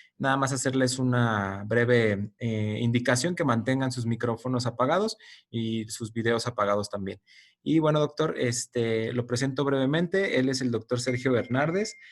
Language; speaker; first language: Spanish; native; Spanish